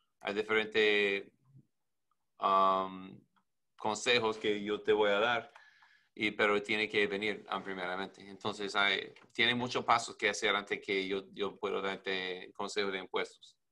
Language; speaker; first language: Spanish; non-native, learner; English